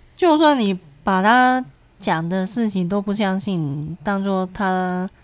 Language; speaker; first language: Chinese; native; Chinese